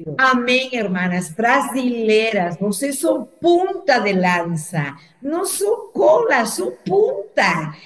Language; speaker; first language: Portuguese; non-native, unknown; Spanish